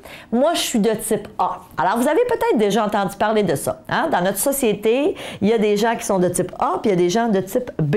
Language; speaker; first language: French; native; French